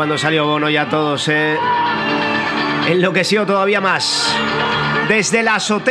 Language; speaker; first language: Spanish; native; Spanish